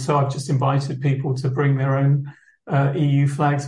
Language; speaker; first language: English; native; English